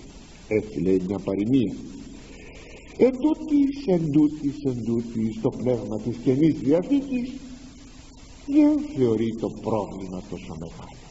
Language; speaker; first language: Greek; native; Greek